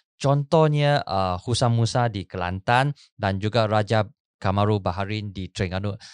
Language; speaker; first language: Malay; non-native, local second language; Chinese